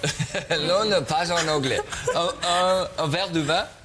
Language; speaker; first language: French; non-native, learner; German